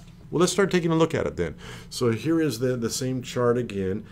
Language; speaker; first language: English; native; English